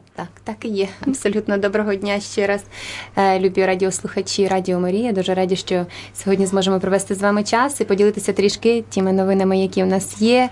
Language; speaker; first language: Ukrainian; native; Ukrainian